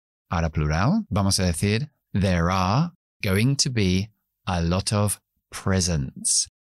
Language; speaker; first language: English; native; English